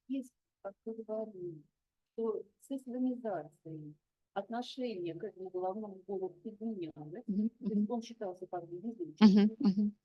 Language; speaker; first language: Russian; native; Russian